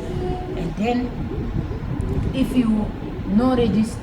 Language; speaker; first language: English; non-native, local second language; Wolof